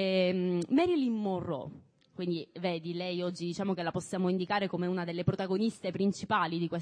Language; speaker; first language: Italian; native; Italian